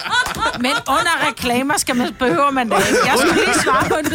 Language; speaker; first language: Danish; native; Danish